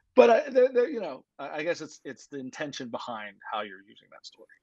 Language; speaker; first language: English; native; English